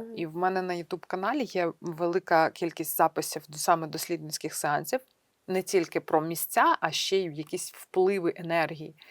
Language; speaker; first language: Ukrainian; native; Ukrainian